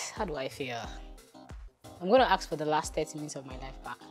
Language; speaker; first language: English; non-native, local second language; Igbo